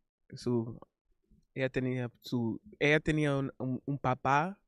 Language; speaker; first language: Spanish; non-native, learner; English